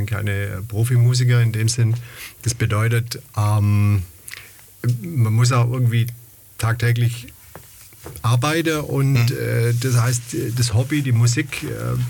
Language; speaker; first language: German; native; German